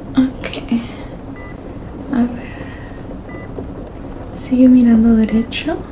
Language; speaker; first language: Spanish; early bilingual, heritage; Spanish